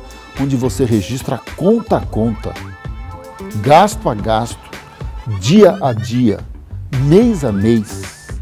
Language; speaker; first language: Portuguese; native; Portuguese